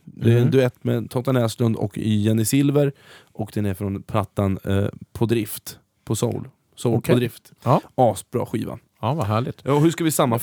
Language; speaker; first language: Swedish; native; Swedish